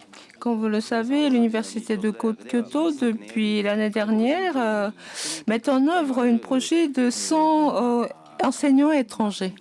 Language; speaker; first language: French; non-native, fluent; Japanese